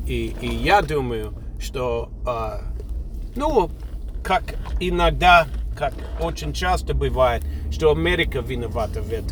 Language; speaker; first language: Russian; non-native, fluent; English